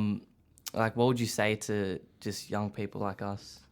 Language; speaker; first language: English; native; English